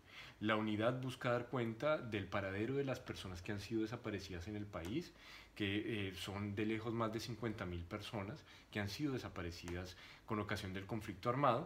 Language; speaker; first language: Spanish; native; Spanish